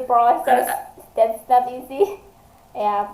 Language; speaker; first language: English; non-native, learner; Indonesian